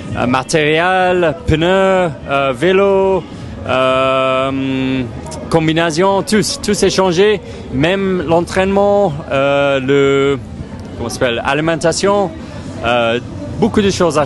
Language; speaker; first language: French; non-native, fluent; English